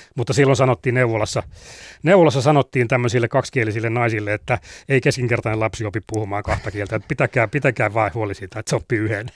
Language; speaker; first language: Finnish; native; Finnish